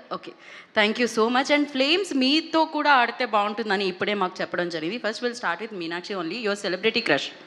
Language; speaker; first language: Telugu; native; Telugu